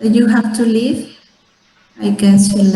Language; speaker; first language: English; non-native, fluent; Spanish